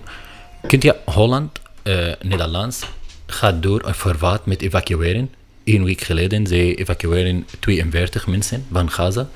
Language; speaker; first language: Dutch; non-native, learner; Arabic